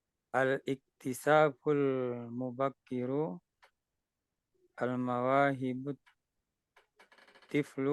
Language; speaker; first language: Arabic; non-native, learner; Indonesian